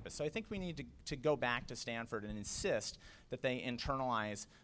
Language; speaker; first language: English; native; English